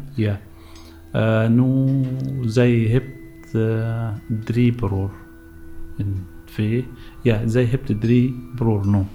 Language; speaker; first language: Dutch; non-native, fluent; Arabic